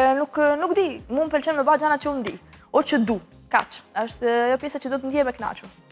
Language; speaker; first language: Albanian; early bilingual, heritage; Albanian